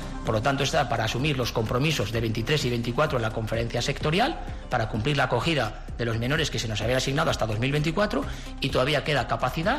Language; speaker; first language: Spanish; native; Spanish